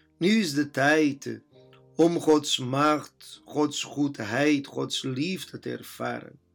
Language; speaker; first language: Dutch; non-native, fluent; Portuguese